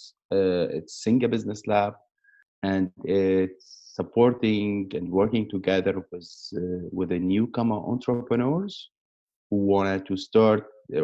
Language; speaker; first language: English; non-native, learner; Arabic